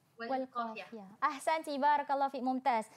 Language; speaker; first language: Arabic; non-native, fluent; Malay